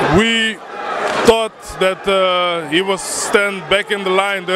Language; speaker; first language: English; non-native, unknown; Dutch